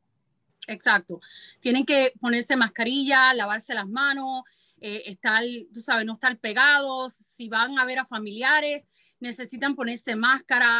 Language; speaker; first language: Spanish; early bilingual, heritage; Spanish